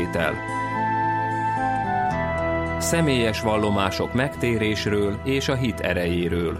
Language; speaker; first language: Hungarian; native; Hungarian